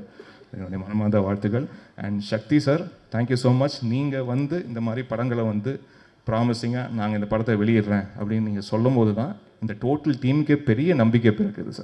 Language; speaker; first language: Tamil; native; Tamil